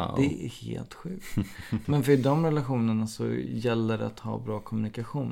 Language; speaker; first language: Swedish; native; Swedish